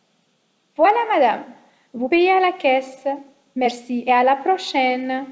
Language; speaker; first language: French; non-native, fluent; English